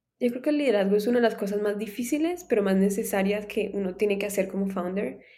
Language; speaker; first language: Spanish; native; Spanish